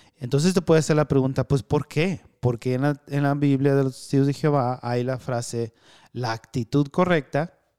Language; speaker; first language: Spanish; early bilingual, heritage; Spanish